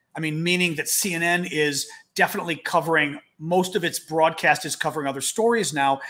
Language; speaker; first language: English; native; English